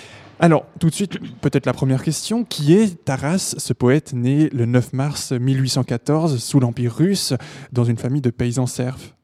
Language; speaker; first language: French; native; French